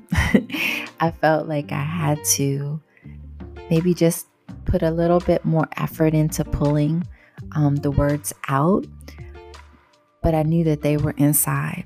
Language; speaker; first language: English; native; English